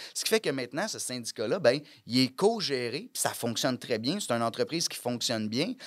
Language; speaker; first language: French; native; French